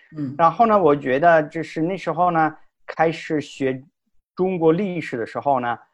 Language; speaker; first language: Chinese; non-native, fluent; Italian